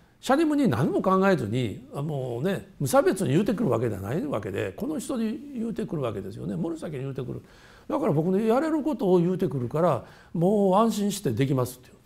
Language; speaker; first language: Japanese; native; Japanese